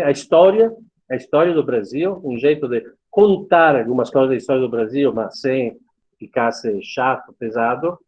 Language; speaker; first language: Portuguese; non-native, fluent; Italian